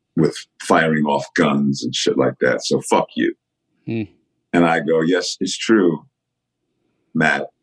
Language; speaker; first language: English; native; English